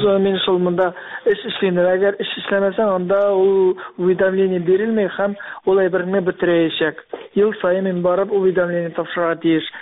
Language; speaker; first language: Tatar; early bilingual, heritage; Tatar